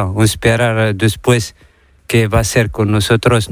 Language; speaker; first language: Spanish; non-native, learner; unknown